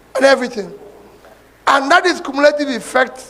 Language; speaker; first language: English; non-native, local second language; Igbo